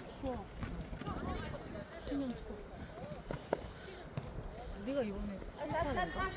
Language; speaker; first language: Korean; native; Korean